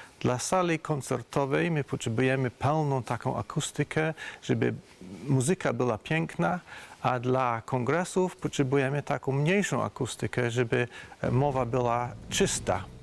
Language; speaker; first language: Polish; non-native, fluent; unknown